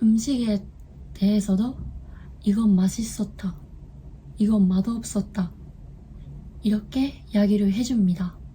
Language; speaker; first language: Korean; non-native, learner; Japanese